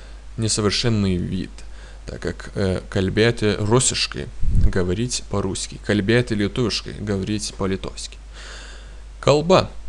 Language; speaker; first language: Russian; non-native, fluent; Lithuanian